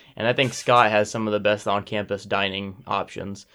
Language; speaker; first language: English; native; English